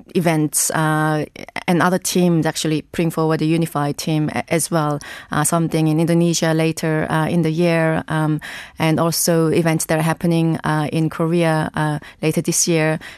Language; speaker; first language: English; non-native, fluent; Korean